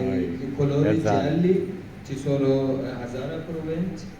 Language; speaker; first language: Italian; non-native, learner; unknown